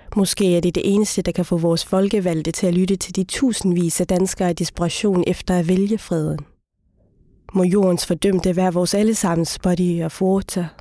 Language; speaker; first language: Danish; early bilingual, other home language; Somali